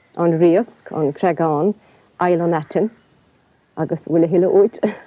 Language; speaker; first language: Irish; non-native, local second language; English